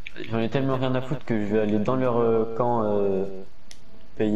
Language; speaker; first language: French; native; French